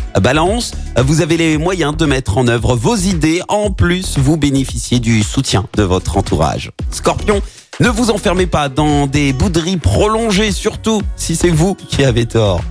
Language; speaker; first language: French; native; French